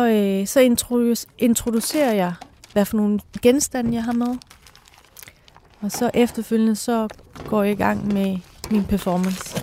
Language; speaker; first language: Danish; early bilingual, other home language; Persian